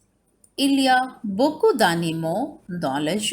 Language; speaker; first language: French; non-native, fluent; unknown